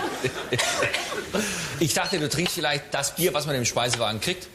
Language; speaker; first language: German; native; German